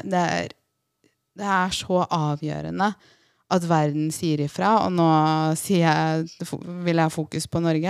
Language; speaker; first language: Norwegian; early bilingual, other home language; Persian